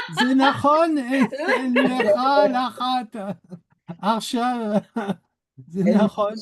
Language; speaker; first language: Hebrew; non-native, learner; French